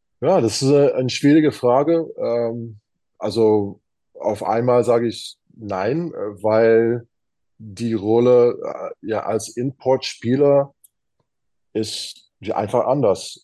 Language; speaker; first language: German; non-native, fluent; English